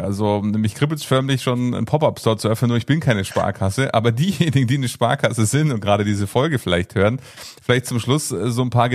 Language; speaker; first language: German; native; German